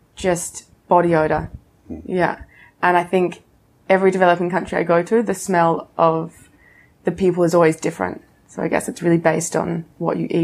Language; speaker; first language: English; native; English